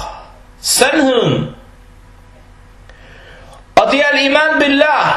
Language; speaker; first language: Danish; early bilingual, other home language; Arabic